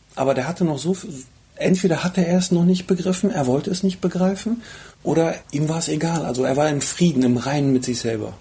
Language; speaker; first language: German; early bilingual, other home language; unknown